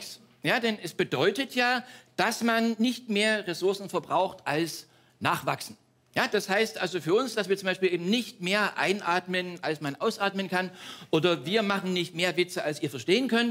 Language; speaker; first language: German; native; German